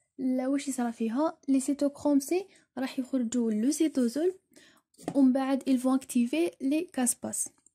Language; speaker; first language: French; non-native, local second language; Arabic